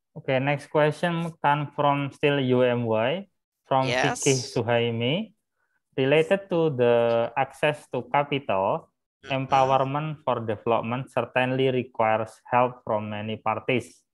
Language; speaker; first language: English; non-native, fluent; Indonesian